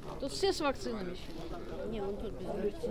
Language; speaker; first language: Russian; non-native, local second language; Uzbek